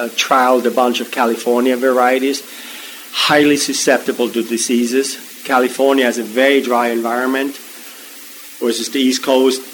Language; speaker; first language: English; non-native, fluent; German